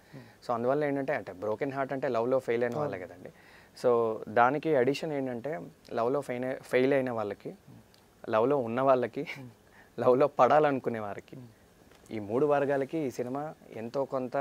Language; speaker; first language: Telugu; native; Telugu